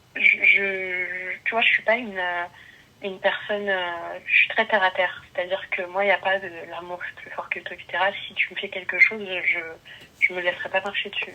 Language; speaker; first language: French; early bilingual, other home language; Arabic